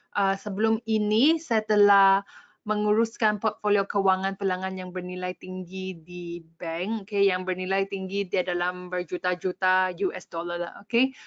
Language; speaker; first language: Malay; non-native, local second language; English